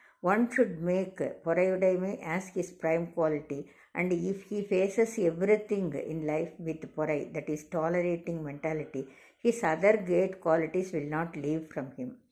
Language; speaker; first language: English; non-native, local second language; Tamil